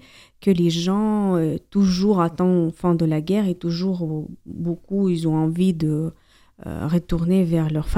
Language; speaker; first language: French; non-native, fluent; Ukrainian